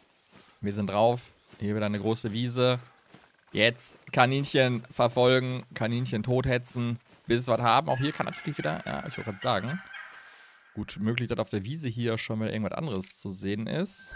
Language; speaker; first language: German; native; German